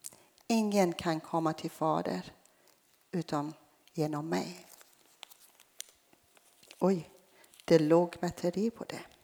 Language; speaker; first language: Swedish; non-native, fluent; Persian